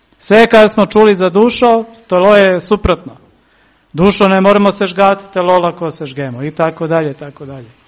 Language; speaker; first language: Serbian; early bilingual, heritage; Serbian